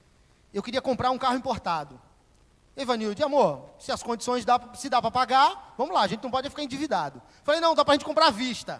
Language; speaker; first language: Portuguese; native; Portuguese